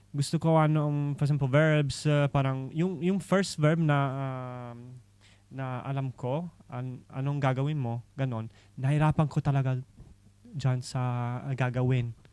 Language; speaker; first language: Filipino; non-native, learner; Italian